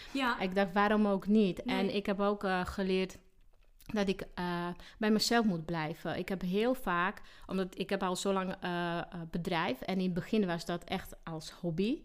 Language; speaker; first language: Dutch; non-native, fluent; Slovak